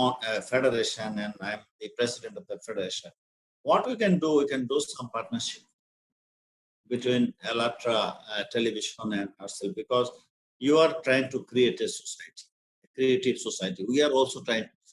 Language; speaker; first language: English; non-native, local second language; Bangla